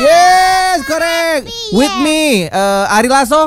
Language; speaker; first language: English; non-native, learner; Indonesian